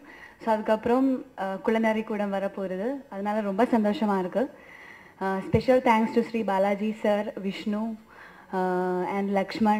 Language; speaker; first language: Tamil; non-native, learner; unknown